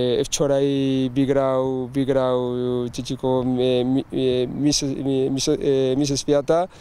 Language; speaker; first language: Polish; non-native, learner; Spanish